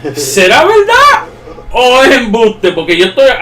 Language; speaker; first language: Spanish; early bilingual, heritage; Spanish